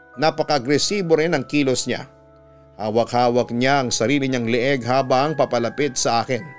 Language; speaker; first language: Filipino; native; Filipino